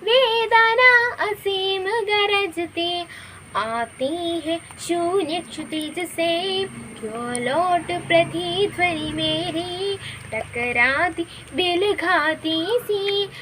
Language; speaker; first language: Hindi; non-native, local second language; Malayalam